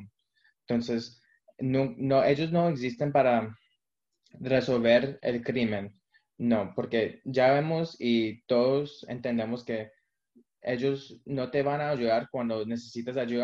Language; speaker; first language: Spanish; early bilingual, heritage; Spanish